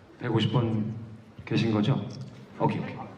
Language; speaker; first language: Korean; native; Korean